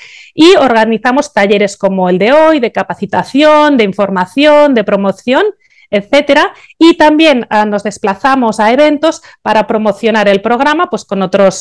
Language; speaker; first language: Spanish; native; Spanish